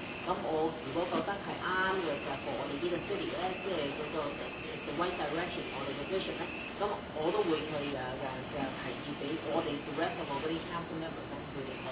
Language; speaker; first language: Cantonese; early bilingual, heritage; Cantonese